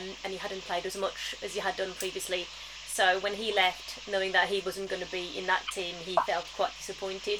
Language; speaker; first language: English; early bilingual, other home language; French